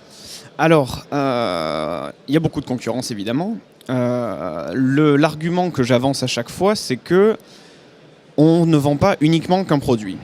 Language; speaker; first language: French; native; French